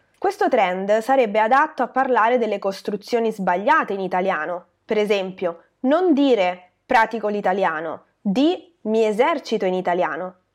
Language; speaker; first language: Italian; native; Italian